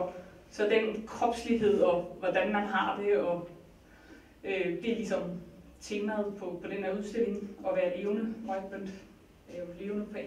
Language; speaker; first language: Danish; native; Danish